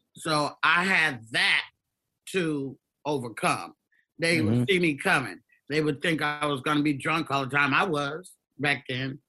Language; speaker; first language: English; native; English